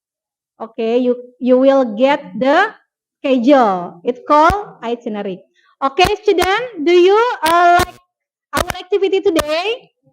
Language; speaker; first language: English; non-native, fluent; Indonesian